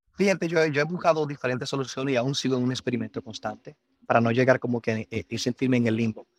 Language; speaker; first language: Spanish; native; Spanish